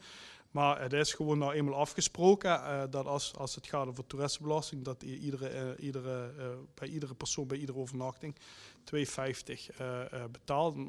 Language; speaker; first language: Dutch; native; Dutch